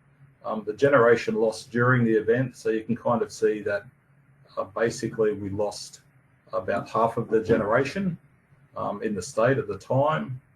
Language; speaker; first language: English; native; English